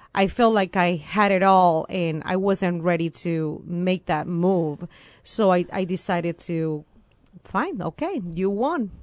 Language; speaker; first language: English; non-native, fluent; Spanish